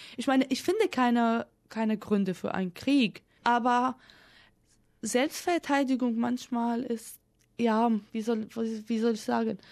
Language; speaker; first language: German; non-native, fluent; Arabic